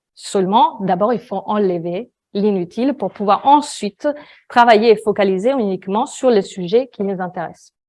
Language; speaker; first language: French; non-native, fluent; Italian